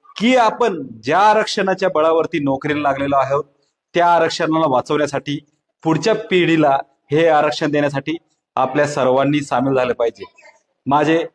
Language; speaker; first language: Marathi; non-native, local second language; Bhili